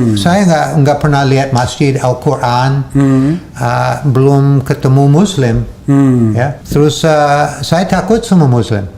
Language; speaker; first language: Indonesian; non-native, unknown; English